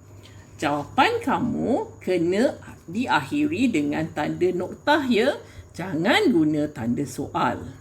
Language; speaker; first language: Malay; native; Malay